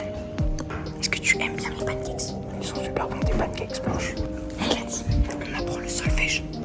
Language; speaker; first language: French; native; French